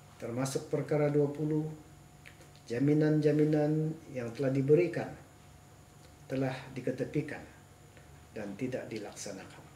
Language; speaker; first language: Malay; non-native, local second language; Central Dusun